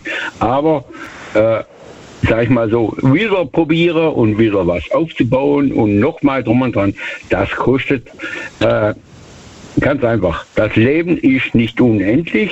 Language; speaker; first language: German; native; German